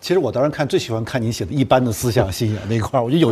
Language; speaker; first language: Chinese; native; Chinese